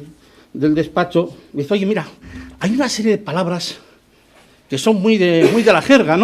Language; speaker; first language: Spanish; native; Spanish